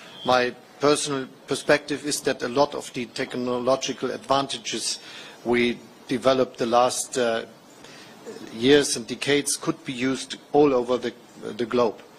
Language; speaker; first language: English; non-native, fluent; German